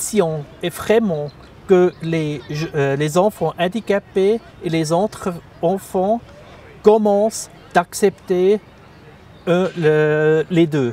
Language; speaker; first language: French; non-native, fluent; German